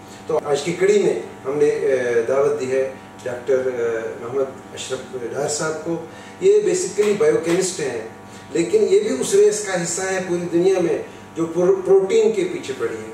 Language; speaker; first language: Urdu; non-native, local second language; Kashmiri